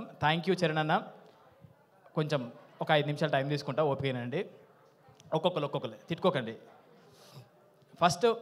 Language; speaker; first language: Telugu; native; Telugu